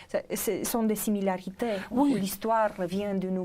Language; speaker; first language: French; non-native, fluent; Romanian